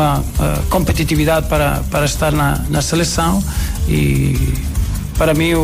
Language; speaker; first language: Portuguese; non-native, fluent; Spanish